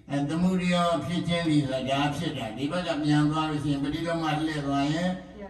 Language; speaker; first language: Burmese; native; Burmese